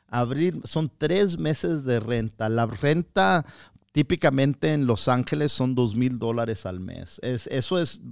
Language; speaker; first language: Spanish; early bilingual, heritage; Spanish